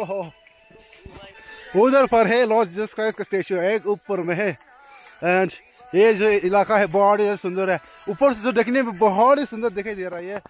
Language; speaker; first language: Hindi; non-native, local second language; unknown